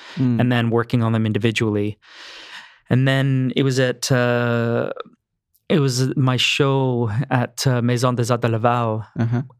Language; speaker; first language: English; native; English